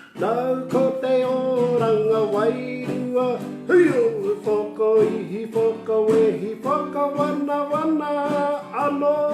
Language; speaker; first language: Māori; non-native, local second language; English